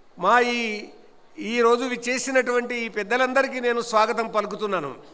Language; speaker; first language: Telugu; native; Telugu